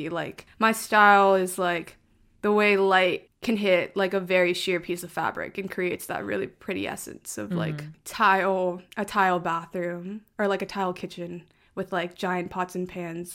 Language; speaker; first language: English; early bilingual, other home language; Spanish